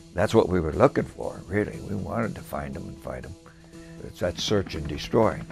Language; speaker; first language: English; native; English